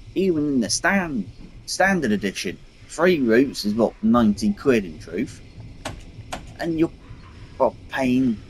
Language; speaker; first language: English; native; English